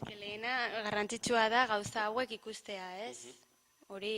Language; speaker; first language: Basque; non-native, local second language; Spanish